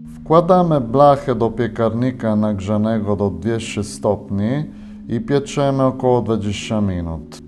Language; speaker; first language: Polish; non-native, fluent; Italian